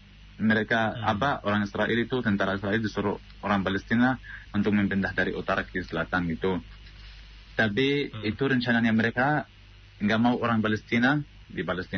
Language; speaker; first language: Indonesian; non-native, fluent; Arabic